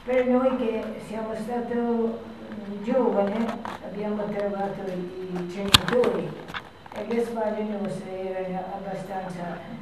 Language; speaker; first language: Italian; non-native, learner; Albanian